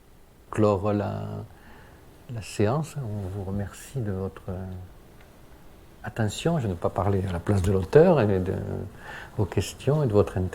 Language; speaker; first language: French; native; French